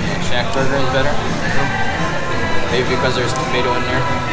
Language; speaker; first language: English; early bilingual, other home language; Korean